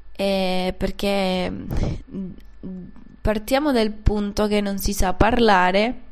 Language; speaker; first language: Italian; non-native, fluent; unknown